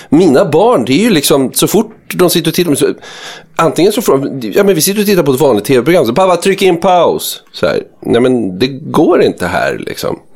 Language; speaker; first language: Swedish; native; Swedish